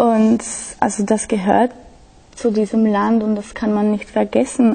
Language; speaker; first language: German; non-native, fluent; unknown